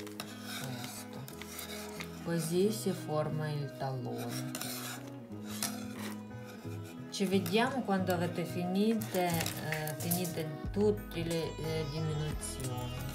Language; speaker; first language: Italian; non-native, fluent; Russian